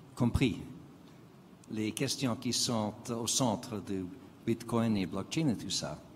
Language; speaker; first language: French; non-native, fluent; English